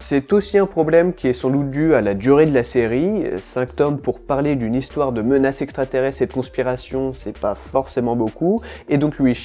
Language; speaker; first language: French; native; French